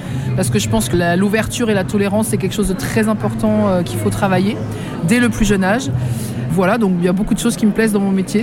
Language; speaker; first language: French; native; French